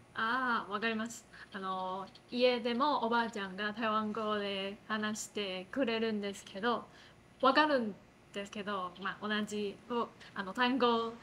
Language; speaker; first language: Japanese; non-native, fluent; Chinese